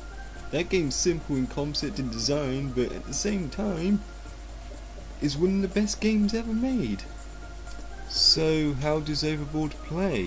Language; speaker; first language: English; native; English